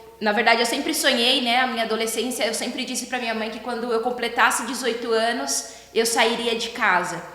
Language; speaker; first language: Portuguese; native; Portuguese